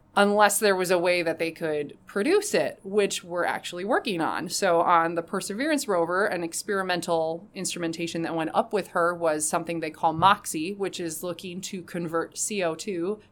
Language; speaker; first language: English; native; English